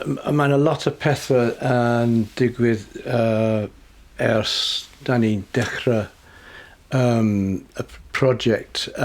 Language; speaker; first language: Welsh; non-native, learner; English